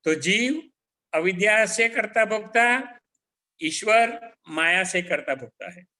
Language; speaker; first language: Hindi; non-native, local second language; Gujarati